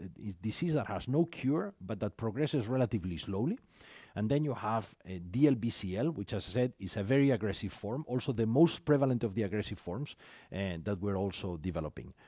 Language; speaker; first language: English; non-native, fluent; Spanish